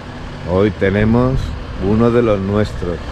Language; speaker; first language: Spanish; native; Spanish